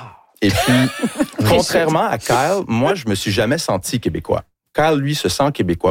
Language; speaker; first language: French; early bilingual, other home language; English